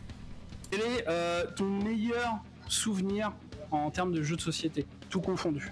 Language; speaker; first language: French; native; French